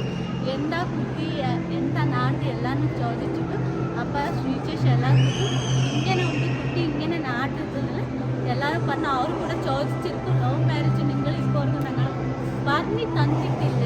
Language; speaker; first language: Malayalam; non-native, learner; Kannada